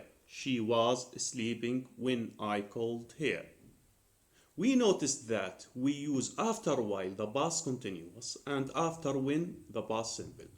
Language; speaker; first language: English; non-native, fluent; Arabic